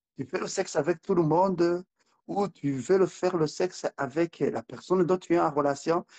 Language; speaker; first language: French; non-native, local second language; Rundi